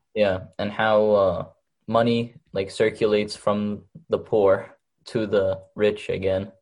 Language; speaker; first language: English; early bilingual, other home language; Arabic